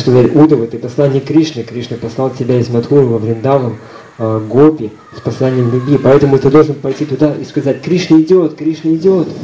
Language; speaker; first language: Russian; native; Russian